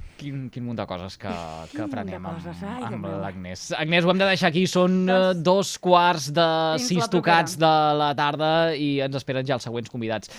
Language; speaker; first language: Catalan; native; Catalan